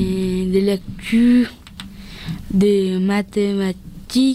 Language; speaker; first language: French; early bilingual, other home language; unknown